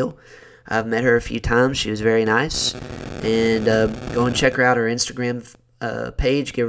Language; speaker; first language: English; native; English